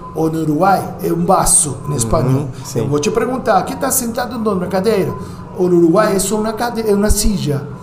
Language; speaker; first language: Portuguese; non-native, learner; Spanish